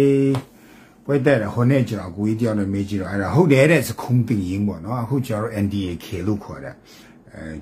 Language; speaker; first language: Burmese; non-native, local second language; Kachin